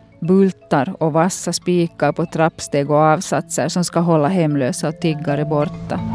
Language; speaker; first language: Swedish; native; Swedish